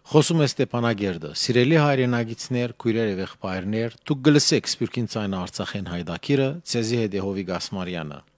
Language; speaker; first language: Armenian; early bilingual, heritage; Armenian